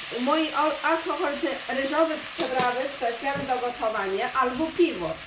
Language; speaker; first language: Polish; non-native, learner; Chinese